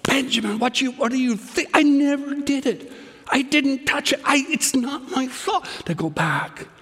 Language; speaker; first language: English; native; English